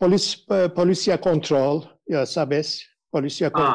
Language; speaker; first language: Spanish; non-native, learner; Turkish